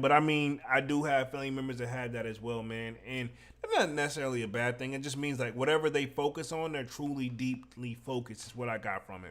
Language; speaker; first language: English; native; English